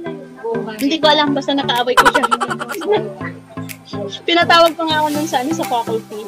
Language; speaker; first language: Filipino; native; Filipino